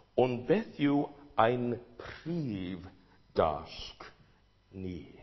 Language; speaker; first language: Welsh; non-native, fluent; English